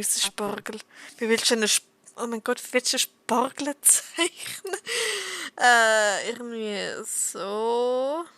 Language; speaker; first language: German; native; German